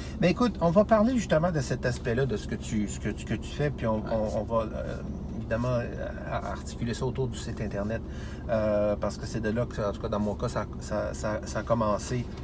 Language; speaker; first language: French; native; French